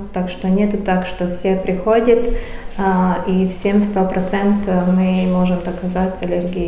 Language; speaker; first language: Russian; non-native, local second language; Latvian